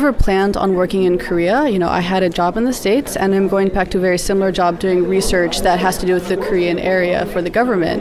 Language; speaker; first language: English; native; English